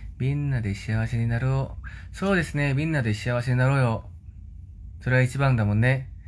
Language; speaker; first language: Japanese; non-native, fluent; Korean